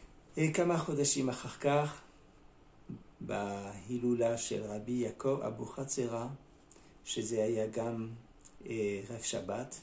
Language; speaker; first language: Hebrew; non-native, fluent; French